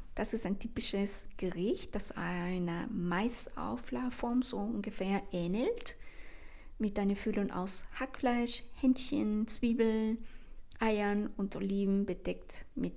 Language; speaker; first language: German; non-native, fluent; Spanish